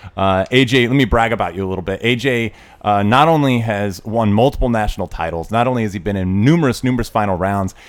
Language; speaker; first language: English; native; English